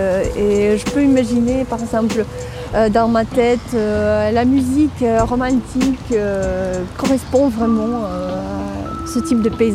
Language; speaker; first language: French; non-native, fluent; Russian